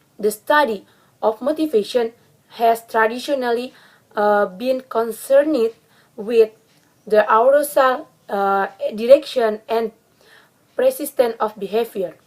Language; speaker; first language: English; non-native, learner; Indonesian